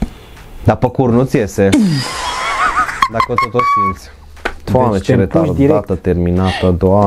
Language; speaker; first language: Romanian; native; Romanian